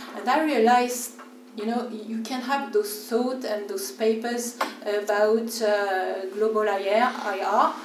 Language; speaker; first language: English; non-native, fluent; French